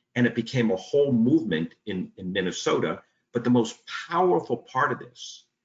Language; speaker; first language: English; native; English